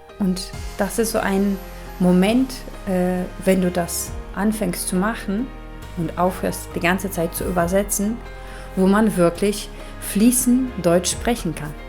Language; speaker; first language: German; non-native, fluent; Polish